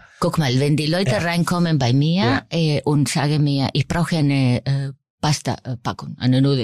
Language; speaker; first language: German; non-native, fluent; Spanish